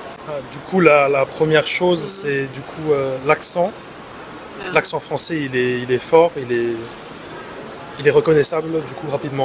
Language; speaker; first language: French; early bilingual, other home language; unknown